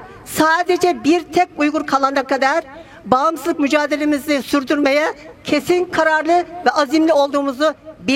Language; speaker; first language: Turkish; non-native, fluent; Uyghur